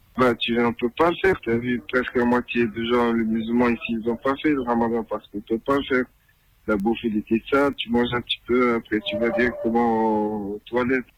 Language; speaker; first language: French; non-native, learner; Arabic